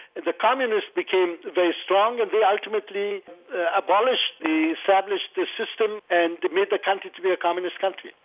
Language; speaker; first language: English; non-native, fluent; Persian